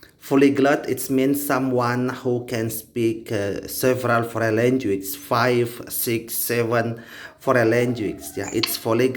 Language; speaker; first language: English; non-native, learner; Indonesian